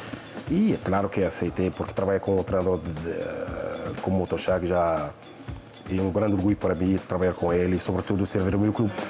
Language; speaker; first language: Portuguese; non-native, fluent; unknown